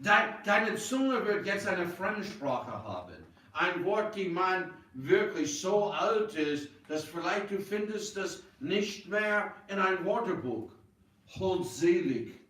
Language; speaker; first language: German; non-native, fluent; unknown